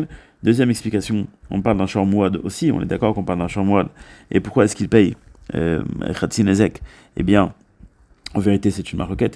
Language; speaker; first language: French; native; French